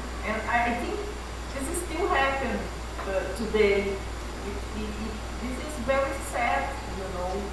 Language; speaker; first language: English; non-native, fluent; Portuguese